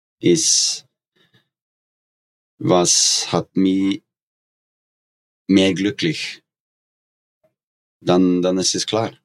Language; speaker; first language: German; non-native, learner; Norwegian